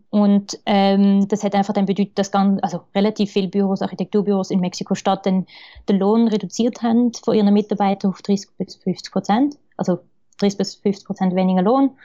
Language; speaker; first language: German; early bilingual, other home language; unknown